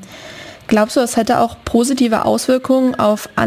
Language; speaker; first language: German; native; German